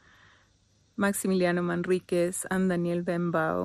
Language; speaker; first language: English; non-native, fluent; Spanish